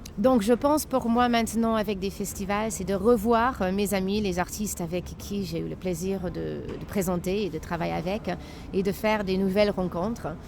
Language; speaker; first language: French; non-native, fluent; English